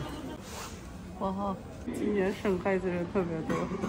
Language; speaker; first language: Chinese; non-native, fluent; Russian